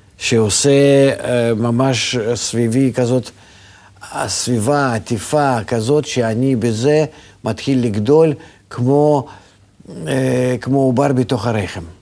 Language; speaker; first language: Hebrew; non-native, fluent; Russian